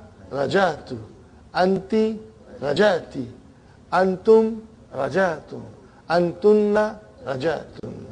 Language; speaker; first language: Arabic; non-native, fluent; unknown